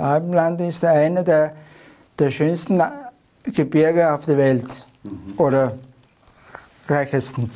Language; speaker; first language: German; non-native, learner; Chinese